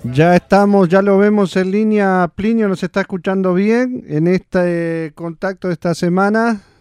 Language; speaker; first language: Spanish; native; Spanish